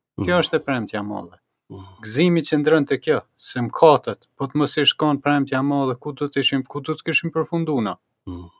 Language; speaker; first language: Albanian; native; Albanian